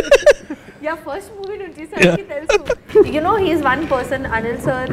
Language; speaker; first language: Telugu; non-native, learner; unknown